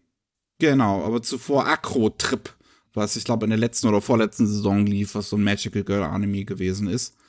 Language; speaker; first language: German; native; German